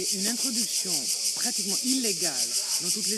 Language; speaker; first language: French; non-native, fluent; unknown